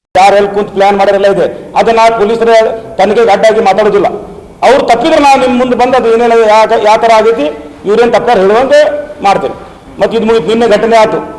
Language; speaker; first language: Kannada; non-native, local second language; Urdu